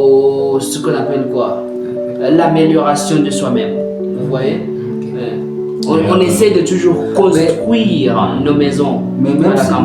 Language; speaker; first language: French; non-native, learner; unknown